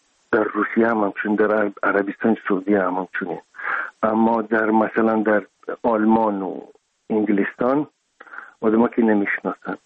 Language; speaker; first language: Persian; non-native, local second language; Russian